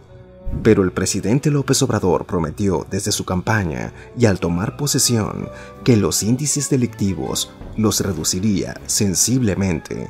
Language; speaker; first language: Spanish; native; Spanish